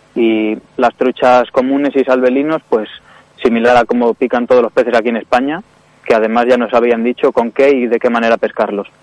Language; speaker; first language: Spanish; native; Spanish